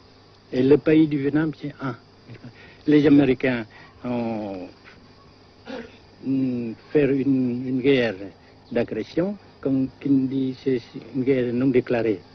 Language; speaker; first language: French; non-native, fluent; Vietnamese